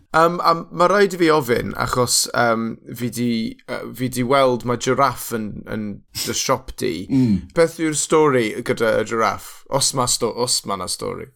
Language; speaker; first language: Welsh; non-native, local second language; English